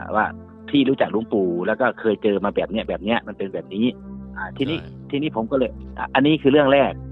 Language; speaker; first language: Thai; native; Thai